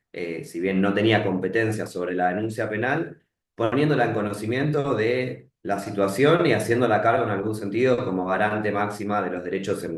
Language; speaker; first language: Spanish; native; Spanish